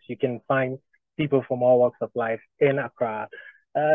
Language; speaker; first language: English; non-native, local second language; Ga